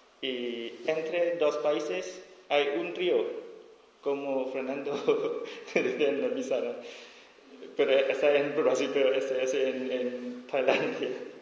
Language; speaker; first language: Spanish; non-native, learner; S'gaw Karen